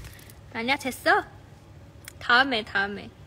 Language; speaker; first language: Korean; non-native, fluent; Chinese